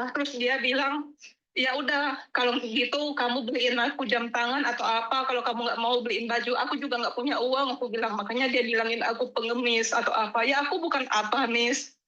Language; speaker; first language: Indonesian; native; Indonesian